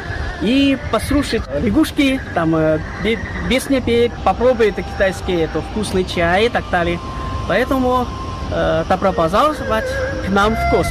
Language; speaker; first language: Russian; non-native, learner; Chinese